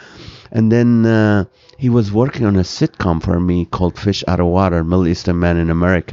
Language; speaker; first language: English; non-native, fluent; Arabic